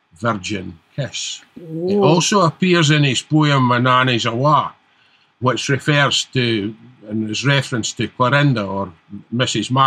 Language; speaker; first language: English; native; English